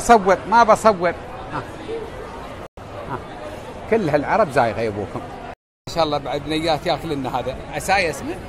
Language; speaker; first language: Arabic; native; Arabic